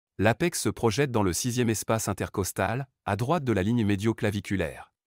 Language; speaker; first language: French; non-native, local second language; Arabic